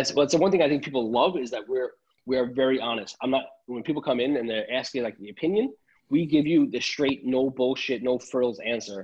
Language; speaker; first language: English; early bilingual, other home language; Italian